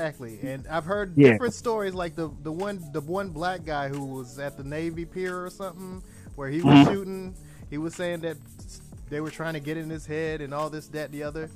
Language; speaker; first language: English; native; English